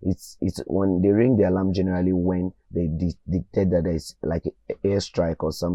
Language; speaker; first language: English; non-native, local second language; Yoruba